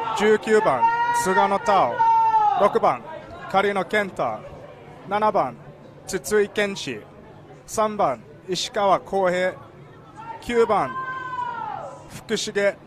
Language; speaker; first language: Japanese; non-native, learner; English